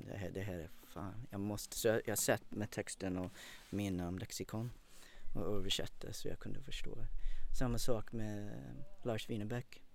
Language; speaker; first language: Swedish; non-native, fluent; English